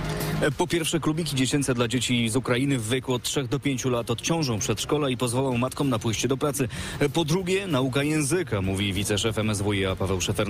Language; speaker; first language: Polish; native; Polish